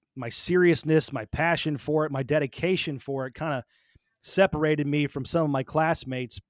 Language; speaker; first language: English; native; English